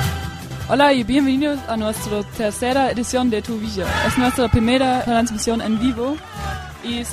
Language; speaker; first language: Spanish; non-native, learner; German